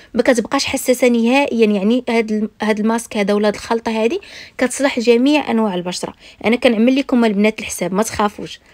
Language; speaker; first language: Arabic; native; Arabic